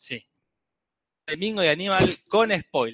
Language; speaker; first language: Spanish; native; Spanish